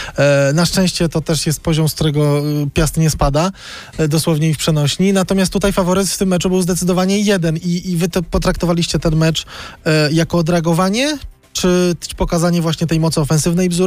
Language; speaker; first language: Polish; native; Polish